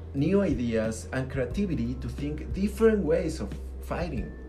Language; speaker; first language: English; non-native, fluent; Spanish